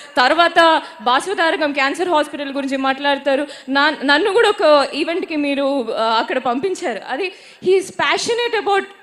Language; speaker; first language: Telugu; non-native, learner; Malayalam